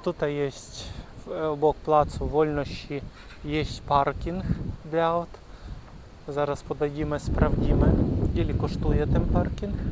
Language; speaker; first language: Polish; non-native, learner; Ukrainian